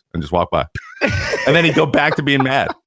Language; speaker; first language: English; native; English